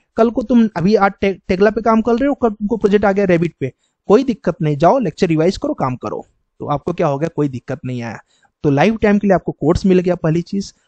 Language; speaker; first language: Hindi; native; Hindi